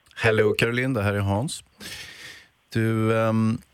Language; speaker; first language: Swedish; non-native, fluent; Italian